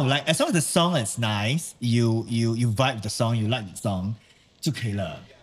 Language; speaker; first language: English; non-native, local second language; Chinese